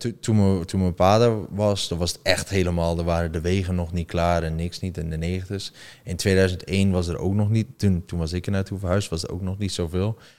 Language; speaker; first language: Dutch; early bilingual, heritage; Dutch